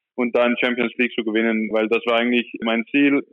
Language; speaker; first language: German; non-native, fluent; Danish